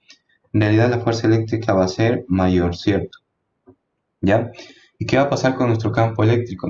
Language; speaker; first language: Spanish; native; Spanish